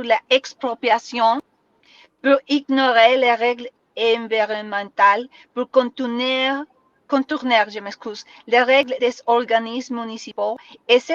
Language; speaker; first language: French; non-native, learner; Spanish